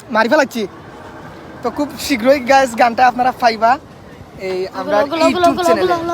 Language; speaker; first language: Bangla; native; Bangla